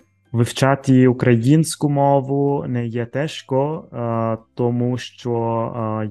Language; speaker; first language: Ukrainian; non-native, learner; Italian